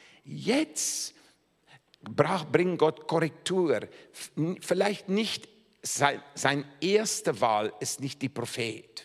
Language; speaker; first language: German; non-native, fluent; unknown